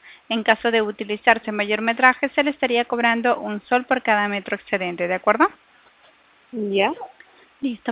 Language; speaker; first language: Spanish; native; Spanish